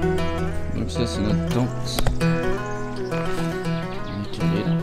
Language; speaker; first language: French; native; French